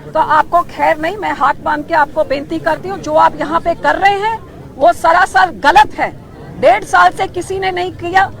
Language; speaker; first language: Hindi; non-native, local second language; Punjabi